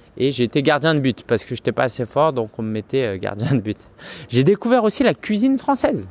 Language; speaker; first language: French; early bilingual, other home language; Chinese